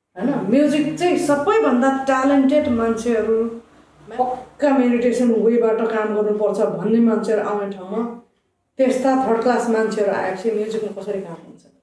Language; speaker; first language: Nepali; non-native, local second language; Limbu